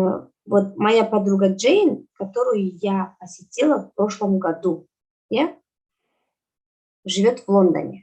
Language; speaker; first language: Russian; non-native, local second language; Kazakh